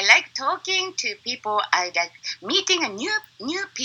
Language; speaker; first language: English; non-native, learner; Japanese